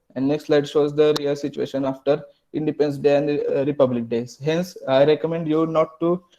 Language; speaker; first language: English; non-native, local second language; Marathi